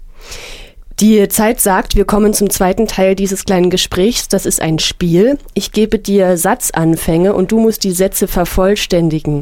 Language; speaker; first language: German; native; German